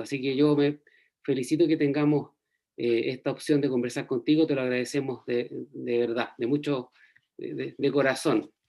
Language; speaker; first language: Spanish; native; Spanish